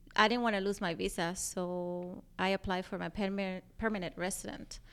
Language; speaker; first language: English; non-native, fluent; Spanish